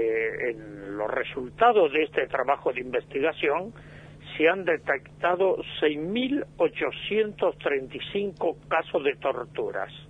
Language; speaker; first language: Spanish; native; Spanish